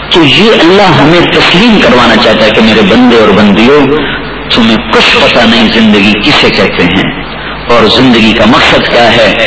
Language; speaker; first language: Urdu; non-native, local second language; Punjabi